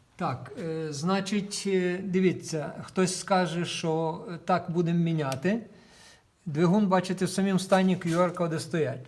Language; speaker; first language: Ukrainian; native; Ukrainian